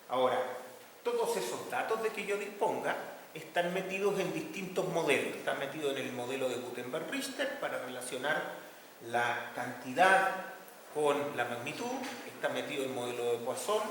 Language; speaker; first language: Spanish; native; Spanish